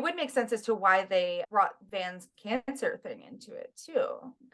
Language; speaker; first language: English; native; English